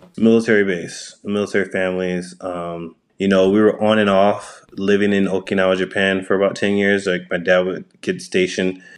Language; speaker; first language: English; early bilingual, other home language; Japanese